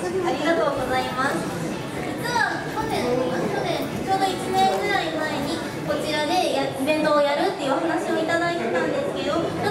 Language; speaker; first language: Japanese; native; Japanese